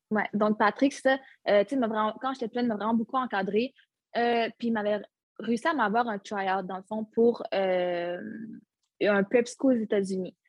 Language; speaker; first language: French; early bilingual, other home language; Arabic